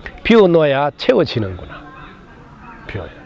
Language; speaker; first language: Korean; native; Korean